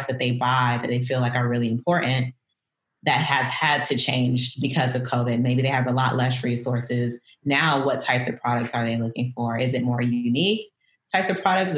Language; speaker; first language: English; native; English